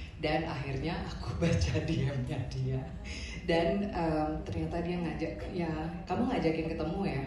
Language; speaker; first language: Indonesian; native; Indonesian